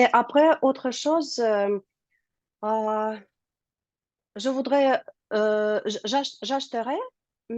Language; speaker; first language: French; non-native, learner; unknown